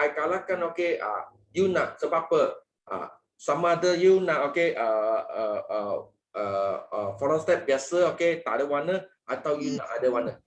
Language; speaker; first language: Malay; non-native, local second language; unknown